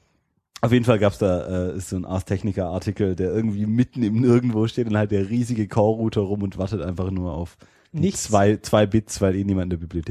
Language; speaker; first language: German; native; German